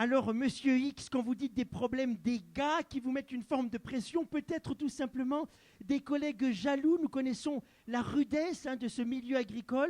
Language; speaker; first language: French; native; French